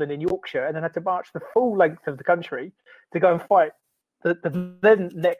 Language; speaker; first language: English; native; English